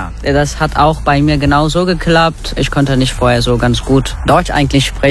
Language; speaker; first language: German; non-native, learner; Turkish